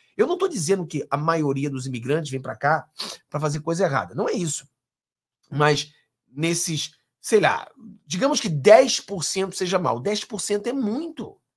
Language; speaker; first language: Portuguese; native; Portuguese